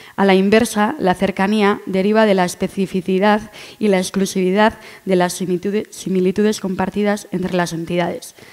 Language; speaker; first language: Spanish; non-native, local second language; Basque